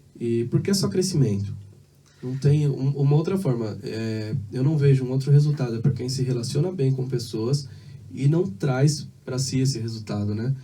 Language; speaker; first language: Portuguese; native; Portuguese